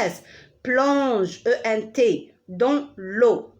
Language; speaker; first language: French; non-native, local second language; Arabic